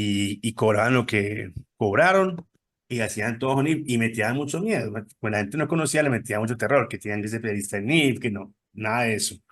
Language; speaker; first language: Spanish; native; Spanish